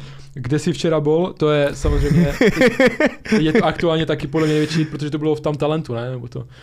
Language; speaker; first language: Czech; early bilingual, other home language; Slovak